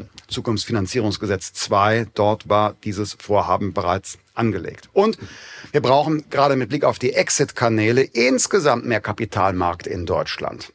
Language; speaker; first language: German; native; German